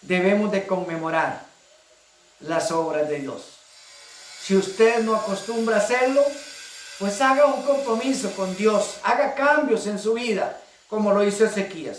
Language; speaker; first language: Spanish; native; Spanish